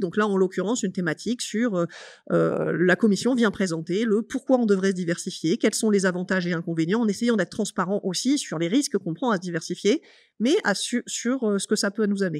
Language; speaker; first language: French; native; French